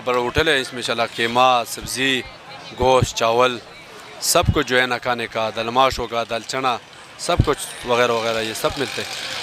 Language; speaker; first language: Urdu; non-native, local second language; Pashto